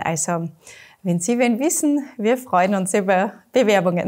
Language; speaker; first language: German; native; German